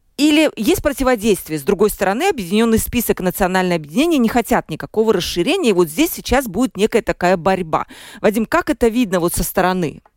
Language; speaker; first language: Russian; native; Russian